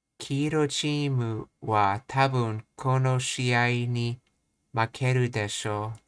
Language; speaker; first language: Japanese; non-native, learner; English